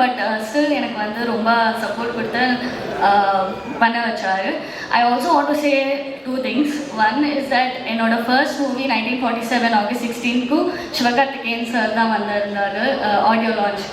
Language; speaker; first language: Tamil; non-native, fluent; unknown